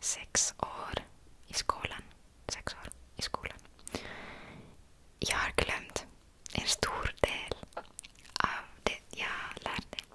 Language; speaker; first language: Swedish; non-native, local second language; Finnish